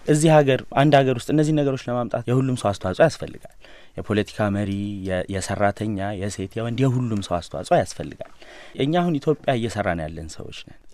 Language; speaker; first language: Amharic; native; Amharic